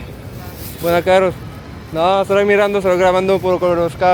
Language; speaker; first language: Spanish; non-native, learner; French